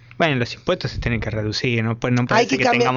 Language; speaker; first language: Spanish; native; Spanish